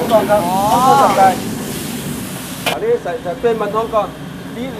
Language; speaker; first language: Thai; non-native, learner; Cantonese